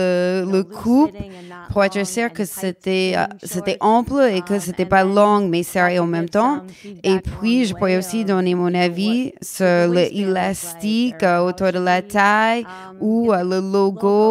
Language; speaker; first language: French; non-native, learner; English